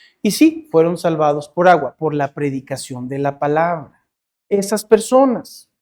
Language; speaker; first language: Spanish; early bilingual, heritage; Spanish